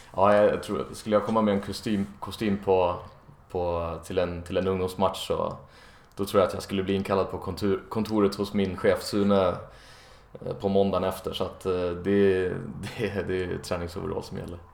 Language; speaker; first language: Swedish; native; Swedish